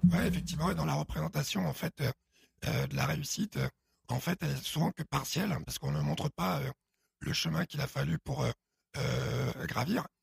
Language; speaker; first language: French; early bilingual, other home language; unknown